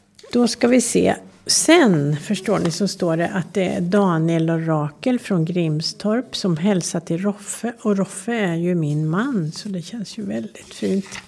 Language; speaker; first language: Swedish; native; Swedish